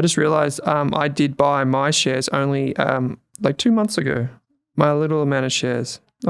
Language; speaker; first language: English; native; English